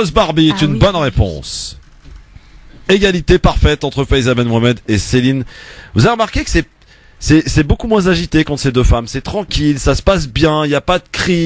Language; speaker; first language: French; native; French